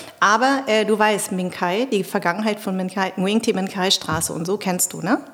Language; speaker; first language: German; early bilingual, other home language; Vietnamese